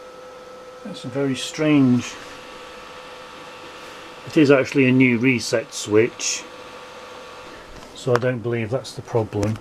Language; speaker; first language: English; native; English